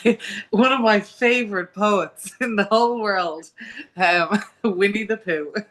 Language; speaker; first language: English; native; English